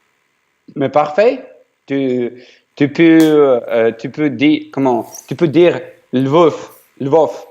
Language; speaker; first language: French; non-native, learner; Ukrainian